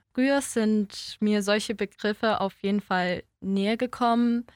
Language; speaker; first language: German; early bilingual, other home language; Polish